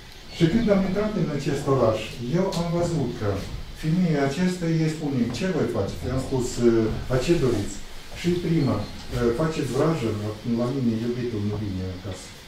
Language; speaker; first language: Romanian; non-native, local second language; Russian